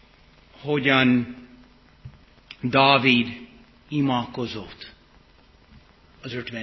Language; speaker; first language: Hungarian; non-native, fluent; English